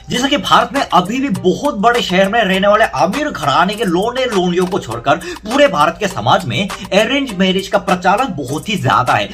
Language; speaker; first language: Hindi; non-native, fluent; Korean